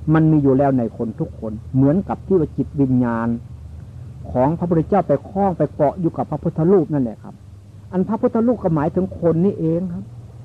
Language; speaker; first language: Thai; non-native, local second language; Northeastern Thai